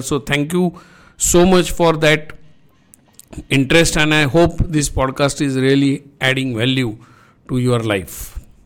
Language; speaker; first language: English; non-native, local second language; Marathi